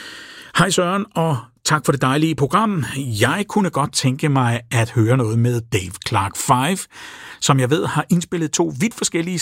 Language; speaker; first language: Danish; native; Danish